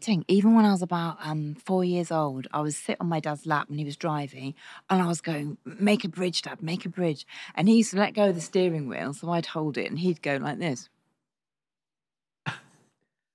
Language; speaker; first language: English; native; English